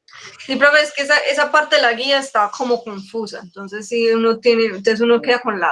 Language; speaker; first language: Spanish; native; Spanish